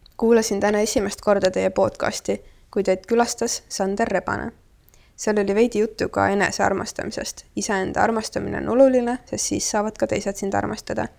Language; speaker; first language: Estonian; native; Estonian